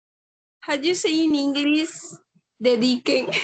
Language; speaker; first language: English; non-native, learner; Spanish